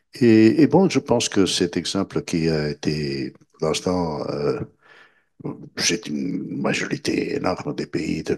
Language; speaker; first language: French; non-native, fluent; Spanish